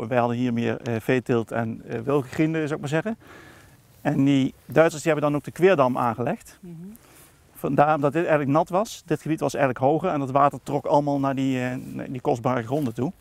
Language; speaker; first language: Dutch; native; Dutch